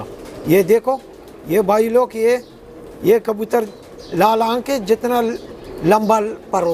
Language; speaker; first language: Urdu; non-native, learner; Arabic